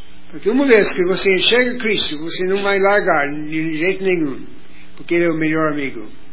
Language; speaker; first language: Portuguese; non-native, fluent; English